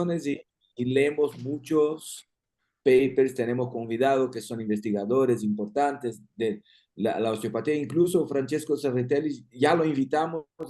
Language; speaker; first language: Spanish; non-native, fluent; Portuguese